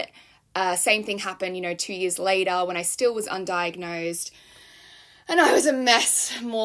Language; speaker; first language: English; native; English